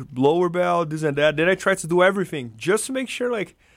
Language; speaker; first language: English; non-native, fluent; Portuguese